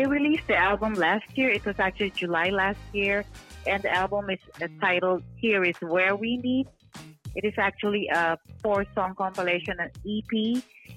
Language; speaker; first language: English; non-native, local second language; Filipino